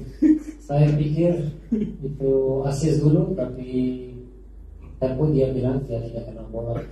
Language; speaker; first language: Indonesian; non-native, learner; Dutch